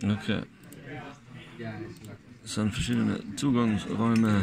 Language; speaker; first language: German; native; German